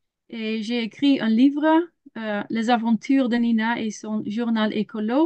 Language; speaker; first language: French; non-native, learner; Dutch